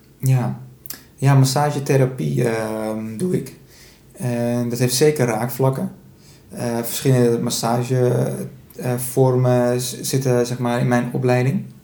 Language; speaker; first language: Dutch; early bilingual, other home language; Persian